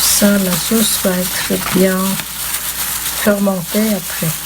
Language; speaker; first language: French; non-native, fluent; Korean